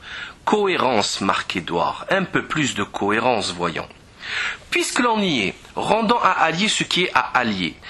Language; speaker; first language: French; native; French